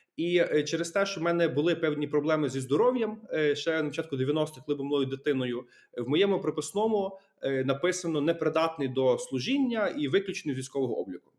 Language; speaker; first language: Ukrainian; native; Ukrainian